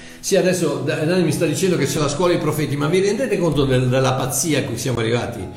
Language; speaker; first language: Italian; native; Italian